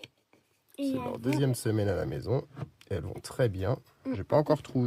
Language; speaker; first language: French; native; French